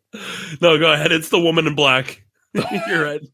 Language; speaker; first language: English; native; English